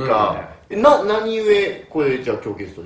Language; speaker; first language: Japanese; native; Japanese